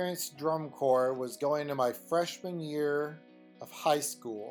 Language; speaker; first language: English; native; English